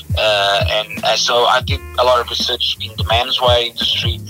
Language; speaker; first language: English; non-native, fluent; Portuguese